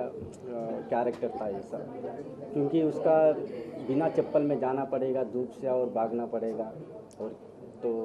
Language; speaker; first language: Hindi; non-native, local second language; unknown